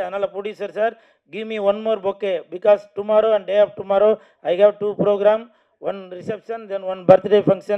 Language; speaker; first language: Tamil; native; Tamil